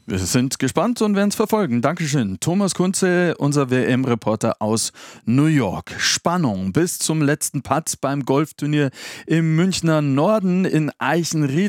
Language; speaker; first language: German; native; German